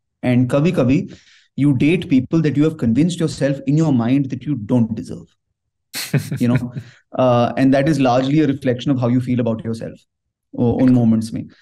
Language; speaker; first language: Hindi; early bilingual, heritage; Hindi